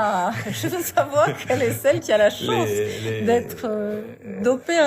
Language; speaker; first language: French; native; French